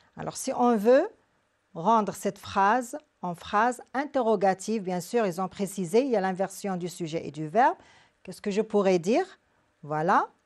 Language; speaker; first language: French; non-native, local second language; Arabic